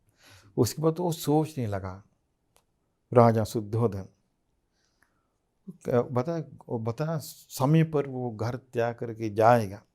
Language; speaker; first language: Hindi; non-native, fluent; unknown